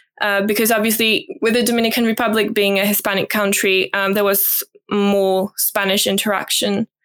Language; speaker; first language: English; non-native, fluent; French